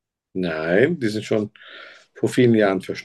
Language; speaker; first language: German; native; German